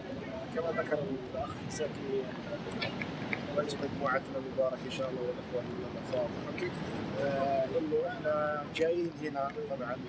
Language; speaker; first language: Arabic; native; Arabic